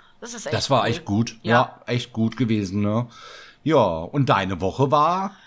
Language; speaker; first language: German; native; German